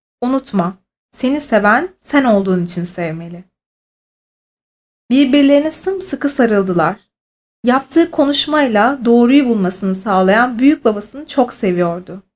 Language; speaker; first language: Turkish; native; Turkish